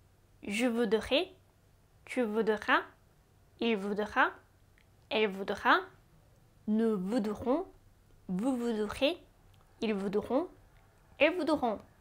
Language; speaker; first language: French; non-native, fluent; Japanese